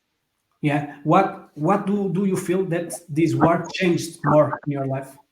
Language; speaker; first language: English; non-native, fluent; Portuguese